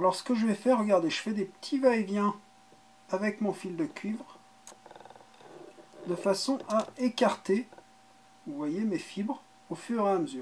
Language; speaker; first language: French; native; French